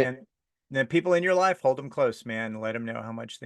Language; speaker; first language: English; native; English